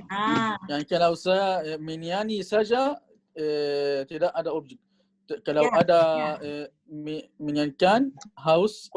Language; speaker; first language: Indonesian; non-native, learner; Arabic